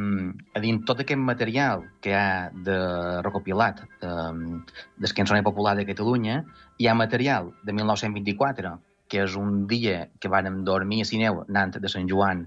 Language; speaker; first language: Catalan; native; Catalan